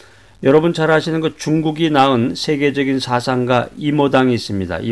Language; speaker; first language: Korean; native; Korean